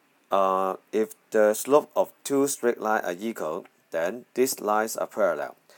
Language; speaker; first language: English; non-native, local second language; Cantonese